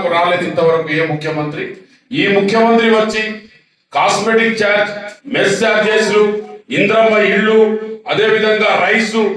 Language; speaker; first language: Telugu; non-native, local second language; Lambadi